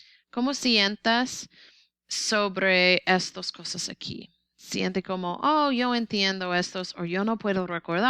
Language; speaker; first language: Spanish; non-native, learner; English